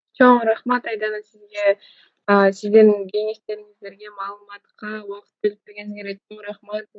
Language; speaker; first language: Kyrgyz; native; Kyrgyz